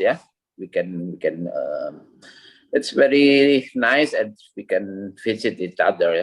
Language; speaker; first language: English; non-native, learner; Indonesian